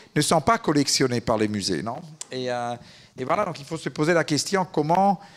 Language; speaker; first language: French; native; French